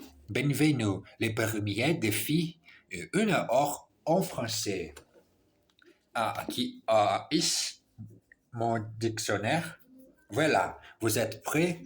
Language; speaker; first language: French; non-native, learner; English